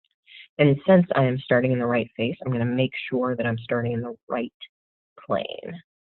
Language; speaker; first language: English; native; English